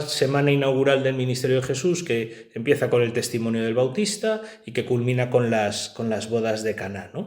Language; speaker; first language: Spanish; native; Spanish